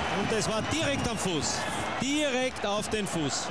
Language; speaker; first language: German; native; German